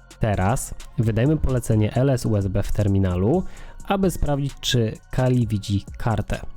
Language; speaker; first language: Polish; native; Polish